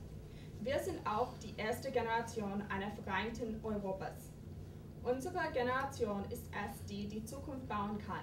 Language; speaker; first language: German; non-native, fluent; English